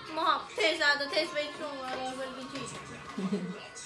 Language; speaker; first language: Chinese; early bilingual, heritage; Chinese